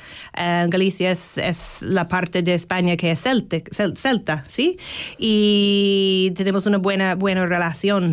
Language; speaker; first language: Spanish; non-native, learner; English